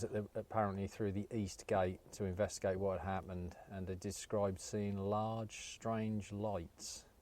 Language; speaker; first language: English; native; English